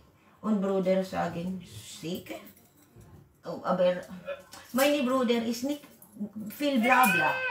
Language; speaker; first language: German; non-native, learner; Waray